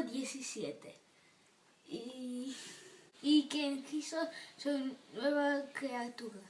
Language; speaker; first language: Spanish; non-native, learner; Dutch